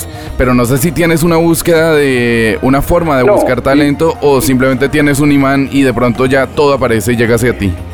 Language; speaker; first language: Spanish; native; Spanish